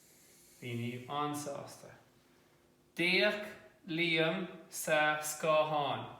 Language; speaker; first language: Irish; non-native, local second language; English